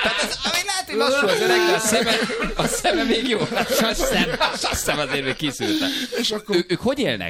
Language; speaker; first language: Hungarian; native; Hungarian